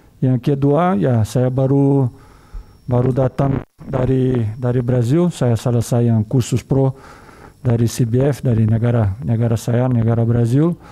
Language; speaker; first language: Indonesian; non-native, learner; Portuguese